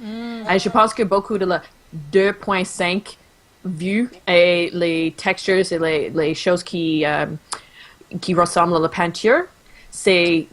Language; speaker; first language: French; non-native, local second language; English